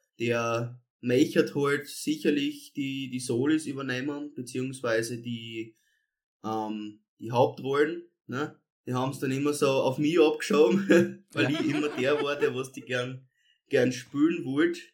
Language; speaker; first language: German; native; German